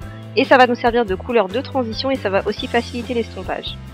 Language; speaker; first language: French; native; French